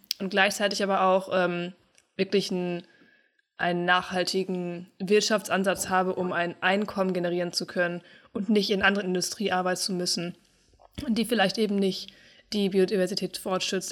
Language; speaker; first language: German; native; German